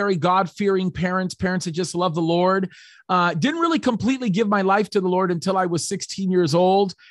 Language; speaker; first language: English; early bilingual, other home language; Arabic